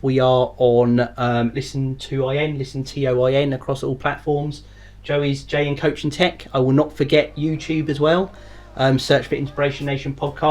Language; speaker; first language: English; native; English